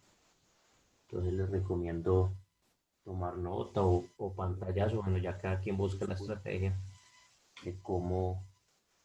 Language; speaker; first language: Spanish; native; Spanish